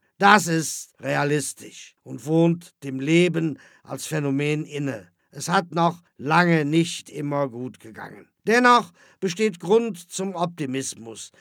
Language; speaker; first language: German; native; German